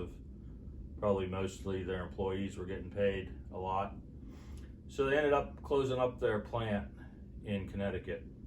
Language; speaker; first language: English; native; English